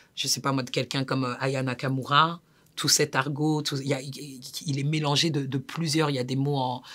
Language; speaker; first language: French; native; French